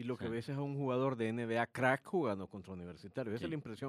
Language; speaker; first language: Spanish; native; Spanish